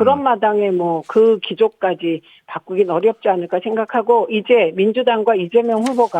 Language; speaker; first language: Korean; native; Korean